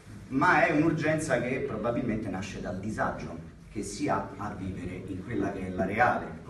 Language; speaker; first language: Italian; native; Italian